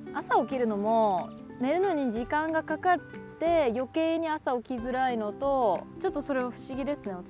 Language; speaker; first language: Japanese; native; Japanese